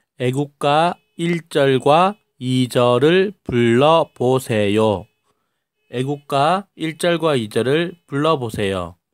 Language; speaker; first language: Korean; native; Korean